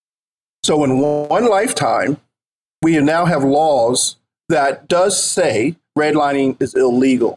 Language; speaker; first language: English; native; English